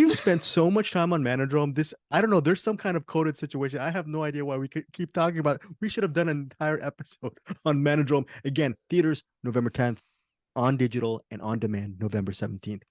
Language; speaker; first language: English; native; English